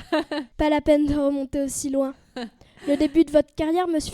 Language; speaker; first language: French; native; French